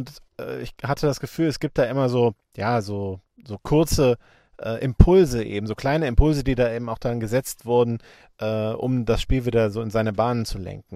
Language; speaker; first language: German; native; German